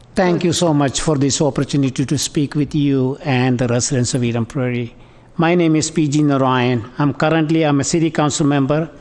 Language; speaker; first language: English; non-native, local second language; Tamil